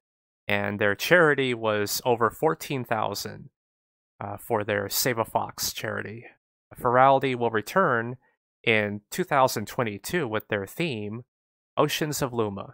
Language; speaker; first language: English; native; English